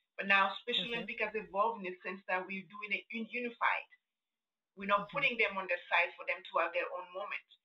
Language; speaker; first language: English; non-native, fluent; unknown